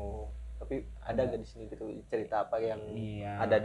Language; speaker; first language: Indonesian; native; Indonesian